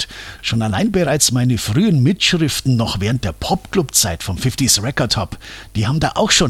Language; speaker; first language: German; native; German